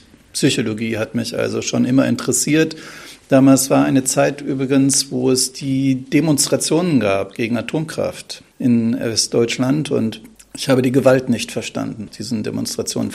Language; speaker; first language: German; native; German